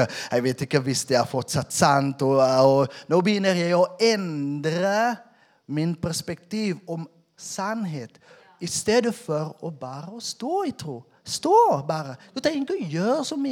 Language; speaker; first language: Norwegian; non-native, fluent; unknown